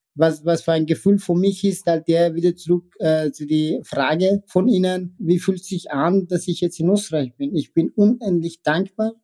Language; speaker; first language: German; non-native, fluent; Persian